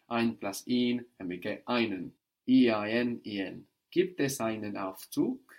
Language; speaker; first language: German; non-native, fluent; English